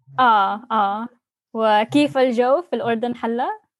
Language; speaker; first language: Arabic; native; Arabic